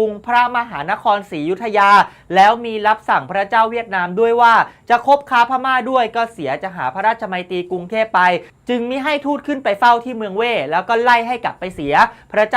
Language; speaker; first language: Thai; native; Thai